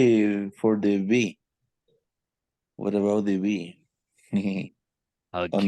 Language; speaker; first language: English; non-native, learner; Spanish